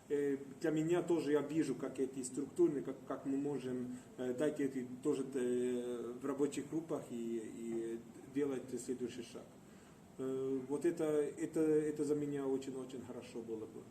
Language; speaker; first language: Russian; non-native, fluent; Estonian